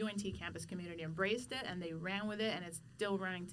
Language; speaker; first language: English; non-native, fluent; Spanish